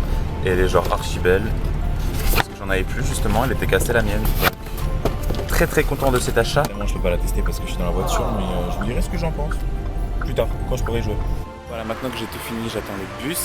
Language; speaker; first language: French; native; French